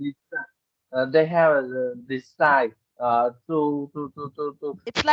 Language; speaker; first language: English; non-native, learner; Vietnamese